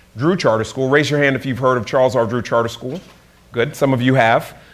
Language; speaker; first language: English; native; English